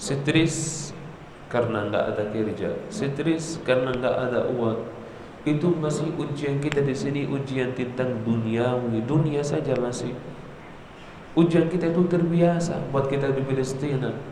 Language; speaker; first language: Indonesian; non-native, learner; Arabic